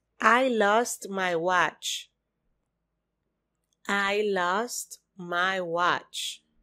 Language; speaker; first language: English; non-native, fluent; Spanish